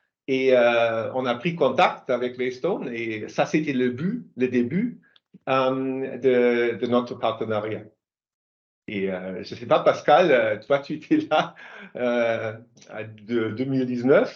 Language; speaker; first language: French; non-native, fluent; German